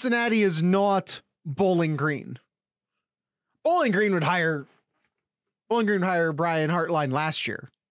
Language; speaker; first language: English; native; English